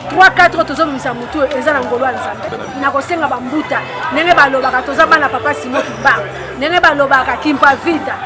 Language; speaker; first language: Lingala; non-native, local second language; Kongo